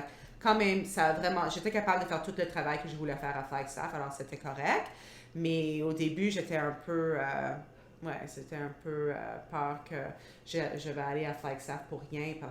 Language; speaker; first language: French; non-native, local second language; English